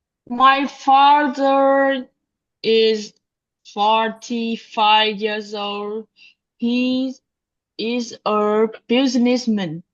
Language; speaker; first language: English; non-native, learner; Vietnamese